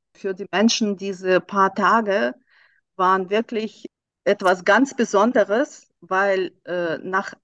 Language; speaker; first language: German; non-native, fluent; Russian